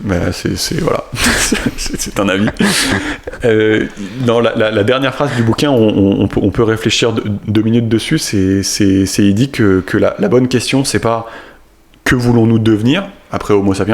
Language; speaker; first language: French; native; French